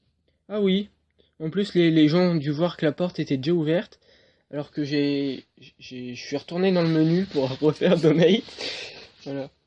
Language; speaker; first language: French; native; French